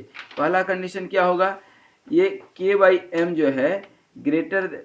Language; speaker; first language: Hindi; native; Hindi